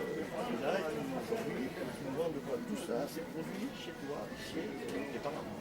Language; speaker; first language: French; native; French